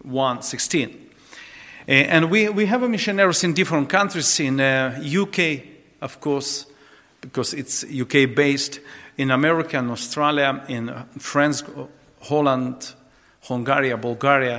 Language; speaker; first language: English; non-native, learner; Ukrainian